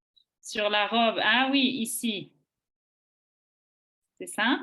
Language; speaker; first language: French; native; French